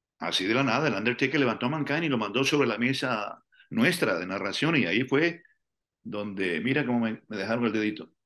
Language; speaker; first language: Spanish; native; Spanish